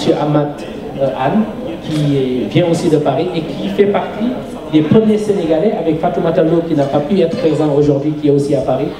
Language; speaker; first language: French; non-native, local second language; Wolof